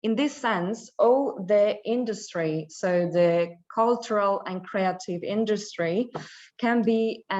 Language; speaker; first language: English; non-native, fluent; Italian